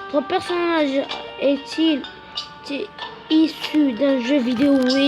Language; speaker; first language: French; non-native, local second language; Arabic